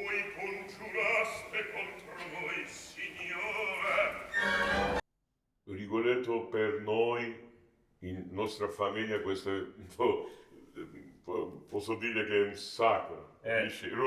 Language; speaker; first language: Italian; non-native, learner; Georgian